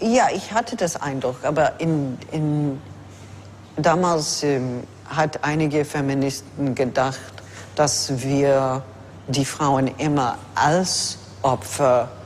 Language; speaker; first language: German; non-native, fluent; English